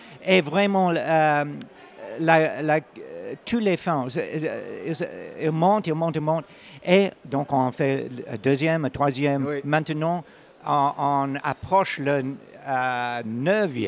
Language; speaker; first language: French; non-native, learner; English